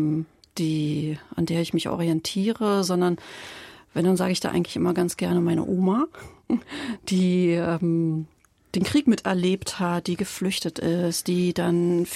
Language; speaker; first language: German; native; German